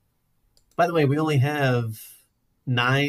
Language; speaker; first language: English; native; English